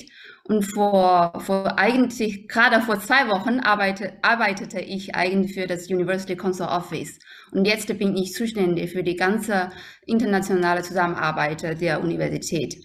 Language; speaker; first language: German; non-native, fluent; Chinese